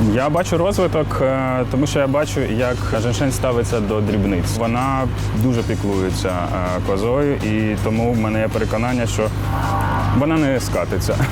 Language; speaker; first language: Ukrainian; native; Ukrainian